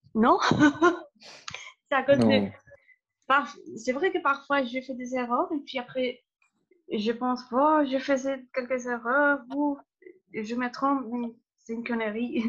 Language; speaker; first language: French; non-native, fluent; Spanish